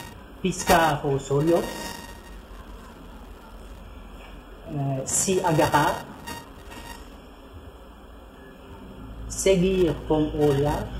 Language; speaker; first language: Portuguese; non-native, fluent; French